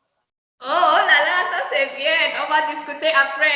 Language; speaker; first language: French; non-native, learner; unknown